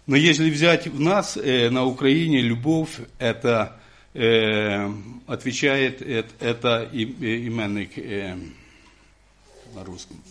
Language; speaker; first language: Russian; non-native, local second language; Ukrainian